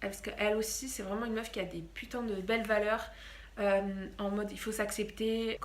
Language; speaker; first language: French; native; French